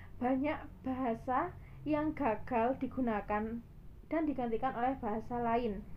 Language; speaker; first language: Indonesian; non-native, local second language; Javanese